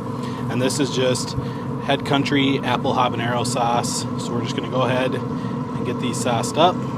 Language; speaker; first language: English; native; English